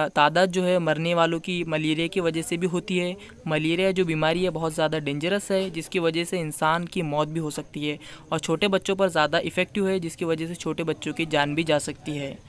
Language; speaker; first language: Hindi; non-native, local second language; Urdu